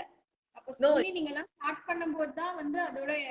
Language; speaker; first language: Tamil; native; Tamil